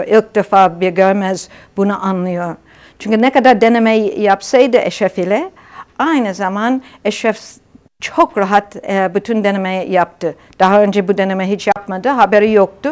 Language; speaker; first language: Turkish; non-native, fluent; English